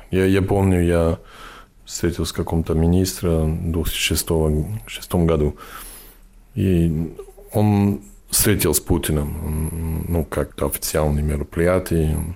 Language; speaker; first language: Russian; non-native, fluent; English